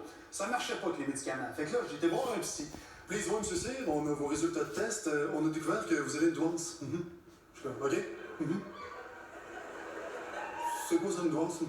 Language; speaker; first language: French; native; French